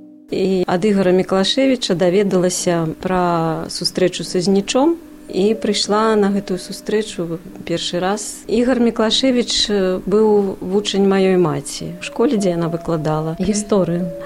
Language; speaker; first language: Belarusian; non-native, local second language; Russian